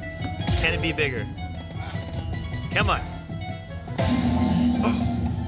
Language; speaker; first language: English; native; English